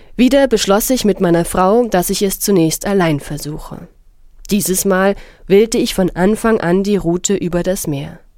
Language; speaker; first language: German; non-native, fluent; Arabic